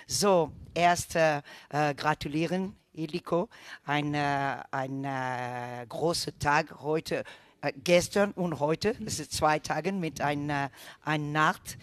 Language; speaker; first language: German; non-native, learner; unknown